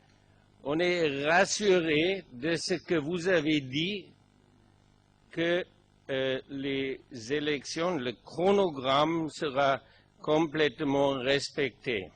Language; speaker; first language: French; non-native, fluent; German